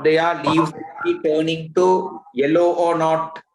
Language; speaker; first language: English; non-native, local second language; Tamil